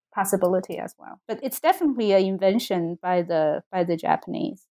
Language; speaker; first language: English; non-native, fluent; Chinese